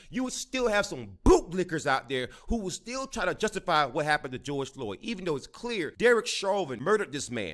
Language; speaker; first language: English; native; English